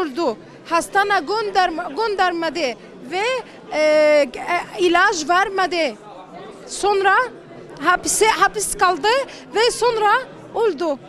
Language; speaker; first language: Turkish; non-native, learner; Arabic